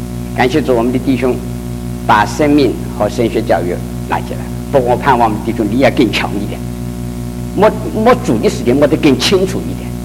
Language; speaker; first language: Chinese; native; Chinese